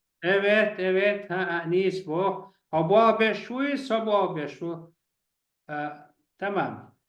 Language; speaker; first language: Turkish; non-native, learner; Chechen